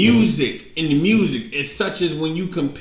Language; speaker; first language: English; native; English